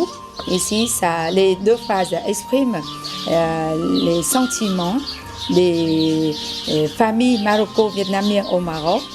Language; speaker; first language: French; non-native, fluent; Vietnamese